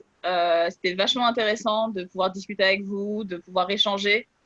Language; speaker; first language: French; native; French